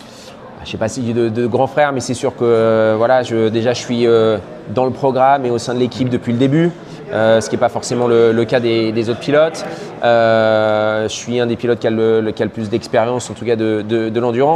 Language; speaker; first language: French; native; French